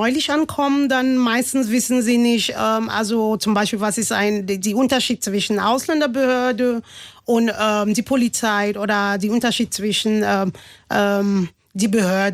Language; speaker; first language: German; non-native, fluent; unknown